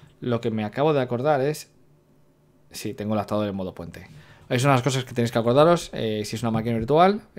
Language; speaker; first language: Spanish; native; Spanish